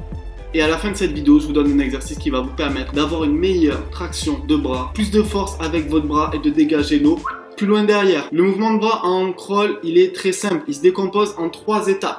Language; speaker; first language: French; native; French